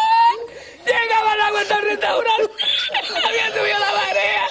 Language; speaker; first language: Spanish; native; Spanish